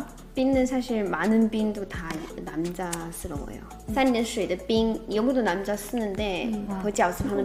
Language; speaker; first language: Korean; non-native, fluent; Chinese